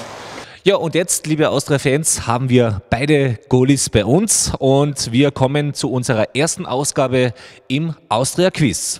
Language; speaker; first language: German; native; German